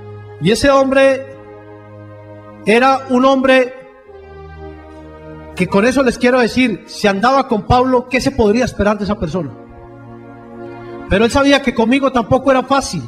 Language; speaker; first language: Spanish; native; Spanish